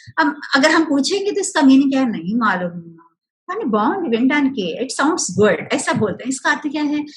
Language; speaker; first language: Hindi; non-native, local second language; Telugu